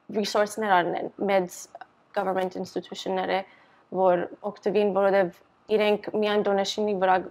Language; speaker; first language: Armenian; early bilingual, heritage; Armenian